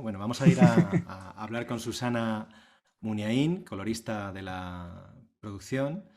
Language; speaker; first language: Spanish; native; Spanish